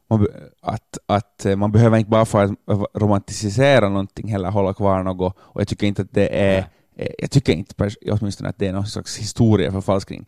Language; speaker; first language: Swedish; native; Swedish